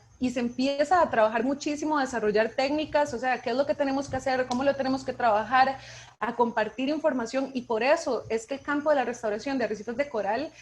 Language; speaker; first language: Spanish; native; Spanish